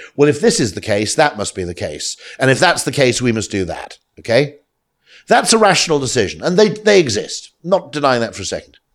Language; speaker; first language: English; native; English